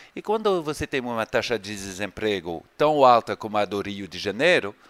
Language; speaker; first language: Portuguese; non-native, fluent; French